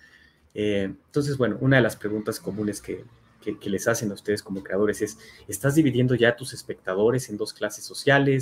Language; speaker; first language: Spanish; native; Spanish